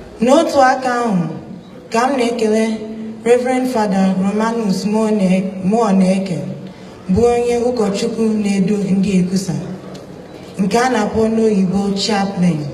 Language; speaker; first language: Igbo; early bilingual, heritage; Igbo